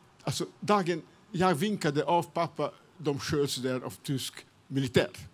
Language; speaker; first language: Swedish; non-native, fluent; Serbian